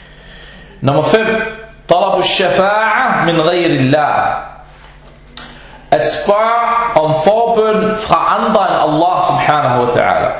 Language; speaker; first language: Danish; non-native, fluent; Arabic